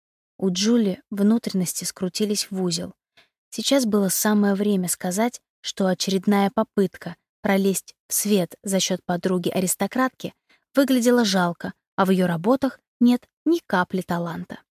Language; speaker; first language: Russian; native; Russian